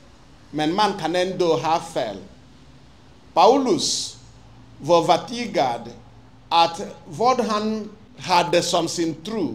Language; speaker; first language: Swedish; non-native, fluent; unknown